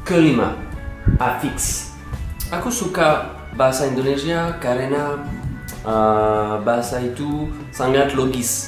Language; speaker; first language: Indonesian; non-native, learner; French